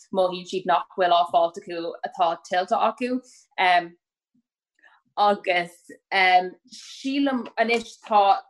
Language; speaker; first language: Irish; native; Irish